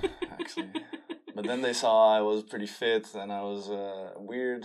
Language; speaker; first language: English; non-native, fluent; Dutch